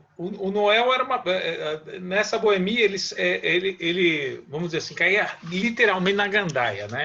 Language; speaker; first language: Portuguese; native; Portuguese